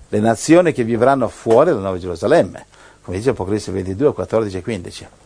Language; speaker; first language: Italian; native; Italian